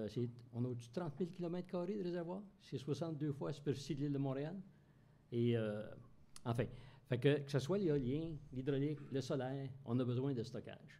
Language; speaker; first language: French; native; French